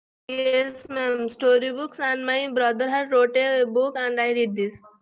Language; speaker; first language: English; non-native, learner; Odia